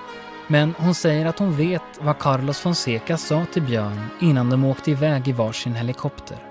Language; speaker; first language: Swedish; native; Swedish